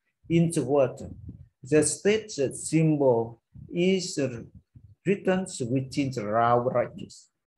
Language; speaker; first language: English; non-native, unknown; Vietnamese